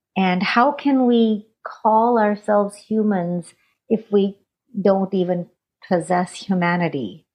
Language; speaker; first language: English; non-native, fluent; Hindi